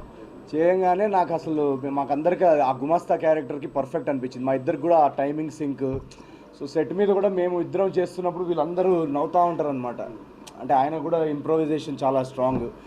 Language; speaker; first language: Telugu; native; Telugu